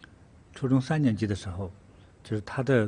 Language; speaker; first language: Chinese; native; Chinese